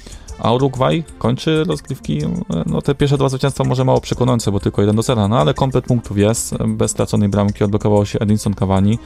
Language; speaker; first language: Polish; native; Polish